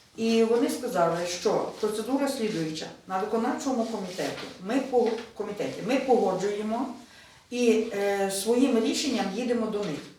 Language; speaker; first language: Ukrainian; native; Ukrainian